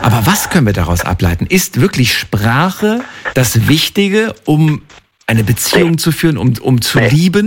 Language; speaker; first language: German; native; German